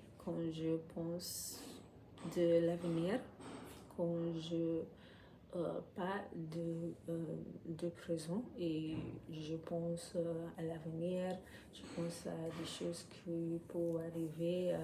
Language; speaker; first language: French; non-native, fluent; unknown